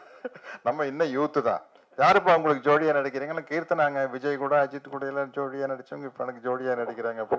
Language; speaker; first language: Tamil; native; Tamil